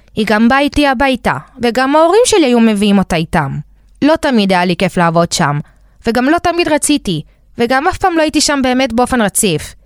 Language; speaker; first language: Hebrew; early bilingual, other home language; Spanish